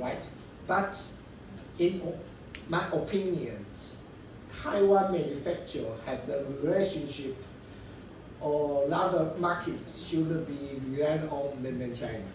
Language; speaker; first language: English; non-native, learner; Chinese